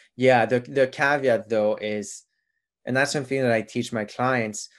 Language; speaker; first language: English; non-native, fluent; French